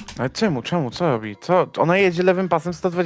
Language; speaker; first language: Polish; native; Polish